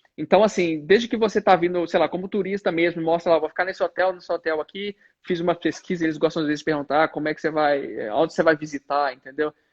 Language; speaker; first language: Portuguese; native; Portuguese